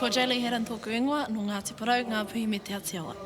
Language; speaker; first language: Māori; non-native, local second language; English